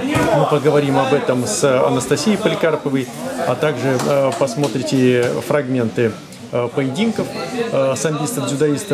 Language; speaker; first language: Russian; native; Russian